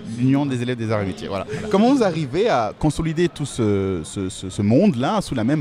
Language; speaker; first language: French; native; French